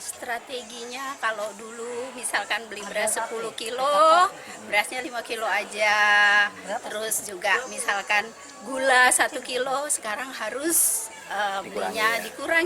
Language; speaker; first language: Indonesian; non-native, local second language; Sundanese